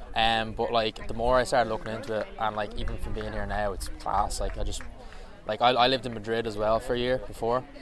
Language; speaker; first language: English; native; English